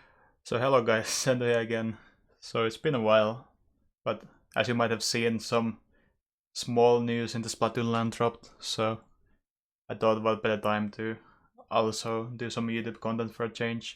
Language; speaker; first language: English; non-native, fluent; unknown